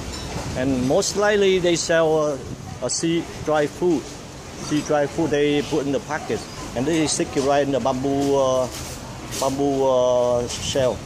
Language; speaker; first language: English; non-native, fluent; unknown